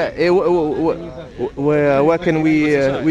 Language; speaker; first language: English; non-native, learner; French